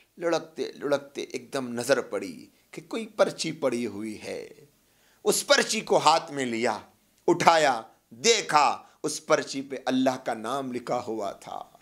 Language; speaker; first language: Urdu; native; Urdu